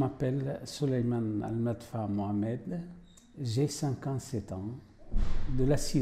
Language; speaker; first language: French; non-native, fluent; Arabic